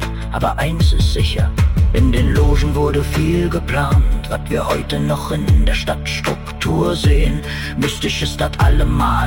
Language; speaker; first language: German; native; German